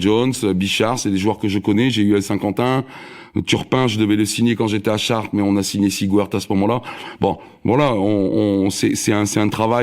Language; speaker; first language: French; native; French